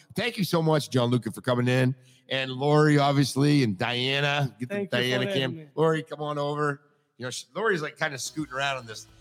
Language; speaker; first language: English; non-native, fluent; Italian